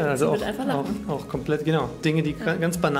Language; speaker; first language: German; native; German